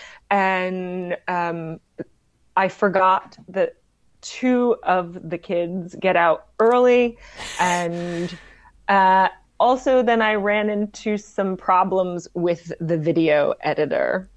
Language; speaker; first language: English; native; English